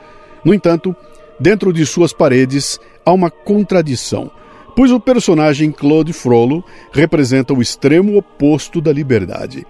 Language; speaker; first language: Portuguese; native; Portuguese